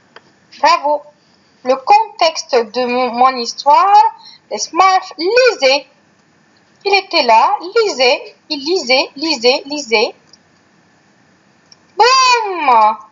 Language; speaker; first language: French; non-native, fluent; Arabic